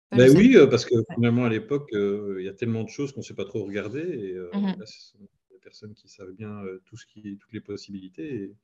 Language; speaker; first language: French; native; French